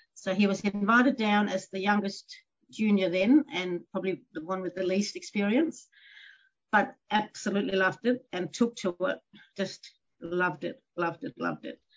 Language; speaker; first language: English; non-native, fluent; Danish